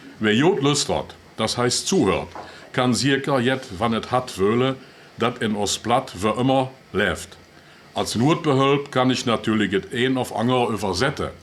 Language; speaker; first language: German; native; German